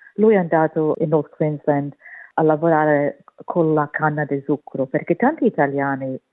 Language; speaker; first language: Italian; early bilingual, heritage; Italian